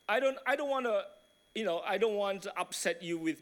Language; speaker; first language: English; non-native, fluent; Indonesian